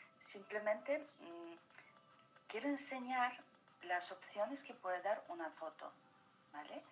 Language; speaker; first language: Spanish; non-native, fluent; Polish